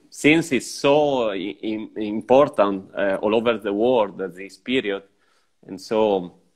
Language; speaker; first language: English; non-native, fluent; Italian